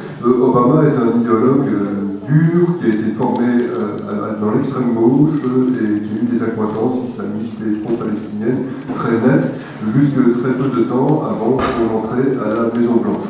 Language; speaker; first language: French; native; French